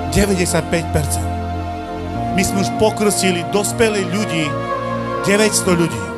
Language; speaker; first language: Slovak; non-native, local second language; Romany